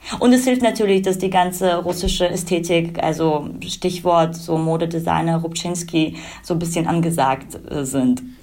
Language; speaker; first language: German; early bilingual, other home language; Russian